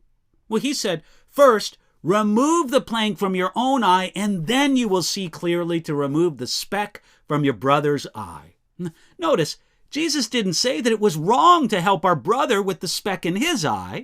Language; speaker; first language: English; native; English